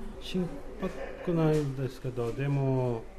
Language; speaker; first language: Japanese; non-native, learner; Portuguese